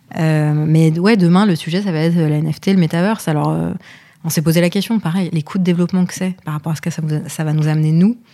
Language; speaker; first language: French; early bilingual, other home language; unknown